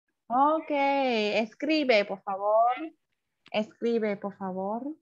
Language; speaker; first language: Spanish; non-native, fluent; Vietnamese